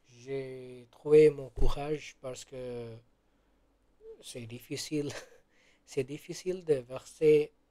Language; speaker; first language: French; non-native, learner; Gujarati